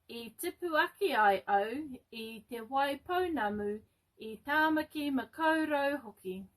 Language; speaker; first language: Māori; non-native, local second language; English